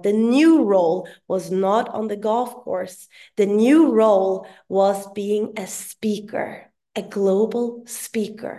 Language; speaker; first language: English; non-native, fluent; Swedish